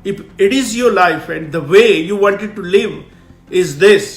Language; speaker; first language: English; non-native, local second language; Punjabi